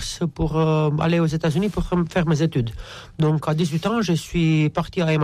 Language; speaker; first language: French; non-native, fluent; Romanian